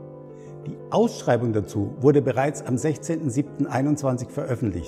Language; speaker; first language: German; native; German